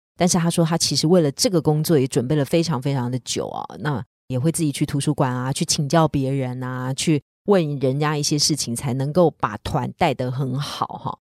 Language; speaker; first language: Chinese; native; Chinese